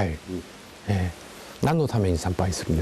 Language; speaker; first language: Japanese; non-native, fluent; Korean